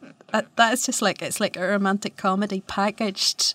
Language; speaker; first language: English; native; English